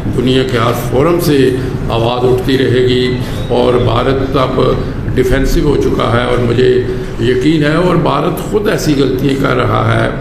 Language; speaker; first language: Urdu; non-native, local second language; Pahari-Potwari